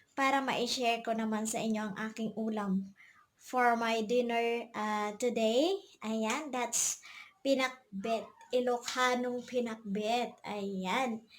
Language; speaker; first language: Filipino; non-native, local second language; Bikol